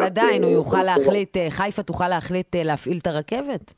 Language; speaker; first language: Hebrew; native; Hebrew